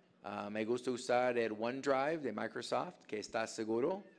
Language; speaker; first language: Spanish; non-native, fluent; English